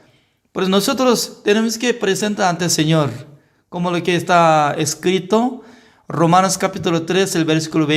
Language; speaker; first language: Spanish; non-native, learner; Korean